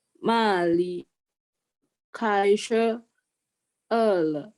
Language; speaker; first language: Chinese; non-native, learner; Indonesian